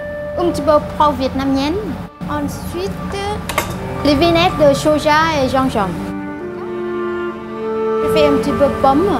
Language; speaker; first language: French; non-native, learner; Vietnamese